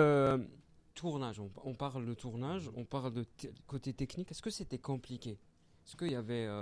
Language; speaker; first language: French; native; French